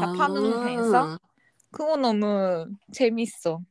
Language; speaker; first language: Korean; non-native, fluent; Japanese